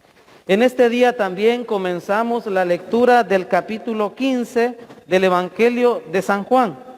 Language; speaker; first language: Spanish; native; Spanish